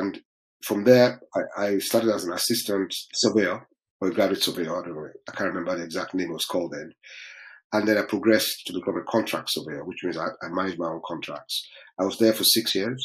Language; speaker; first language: English; non-native, local second language; Yoruba